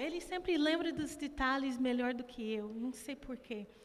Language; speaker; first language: Portuguese; non-native, fluent; English